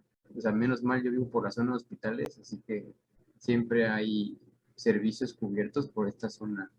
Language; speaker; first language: Spanish; native; Spanish